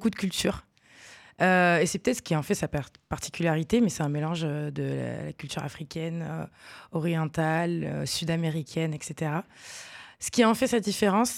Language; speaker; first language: French; native; French